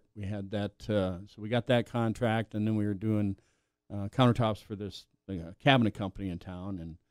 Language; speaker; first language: English; native; English